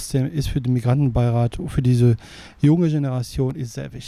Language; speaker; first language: German; non-native, fluent; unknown